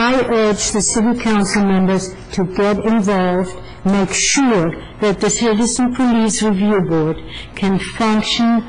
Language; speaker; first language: English; non-native, fluent; German